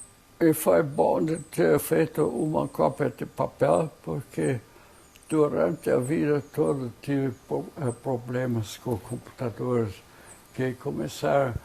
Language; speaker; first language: Portuguese; non-native, fluent; German